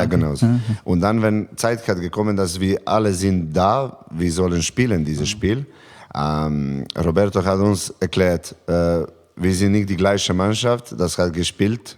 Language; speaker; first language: German; non-native, learner; Serbian